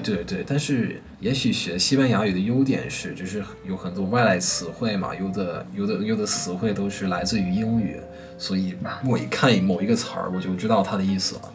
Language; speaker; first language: Chinese; non-native, fluent; English